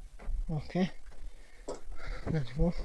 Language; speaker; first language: English; non-native, learner; Croatian